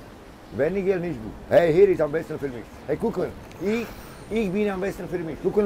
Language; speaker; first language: German; non-native, learner; Czech